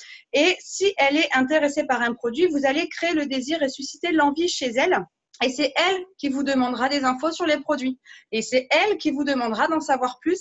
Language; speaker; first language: French; native; French